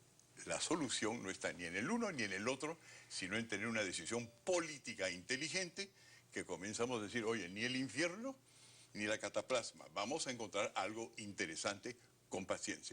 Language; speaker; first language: Spanish; native; Spanish